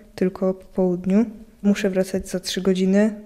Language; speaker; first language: Polish; native; Polish